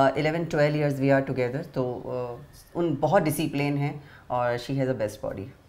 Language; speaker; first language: Hindi; native; Hindi